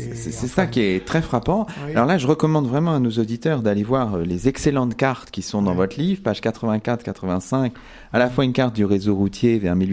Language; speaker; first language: French; native; French